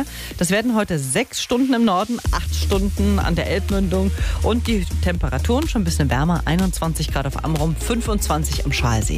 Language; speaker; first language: German; native; German